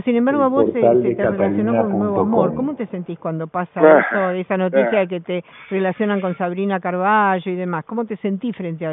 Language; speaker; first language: Spanish; native; Spanish